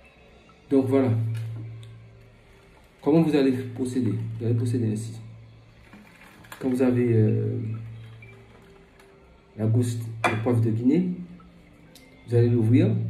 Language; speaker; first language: French; non-native, local second language; Fon